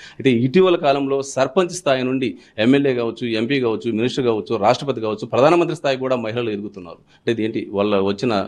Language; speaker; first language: Telugu; native; Telugu